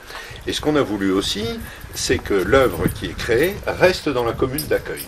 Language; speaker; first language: French; native; French